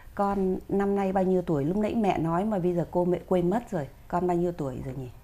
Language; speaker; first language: Vietnamese; native; Vietnamese